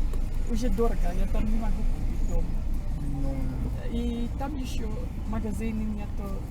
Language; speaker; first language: Russian; non-native, learner; German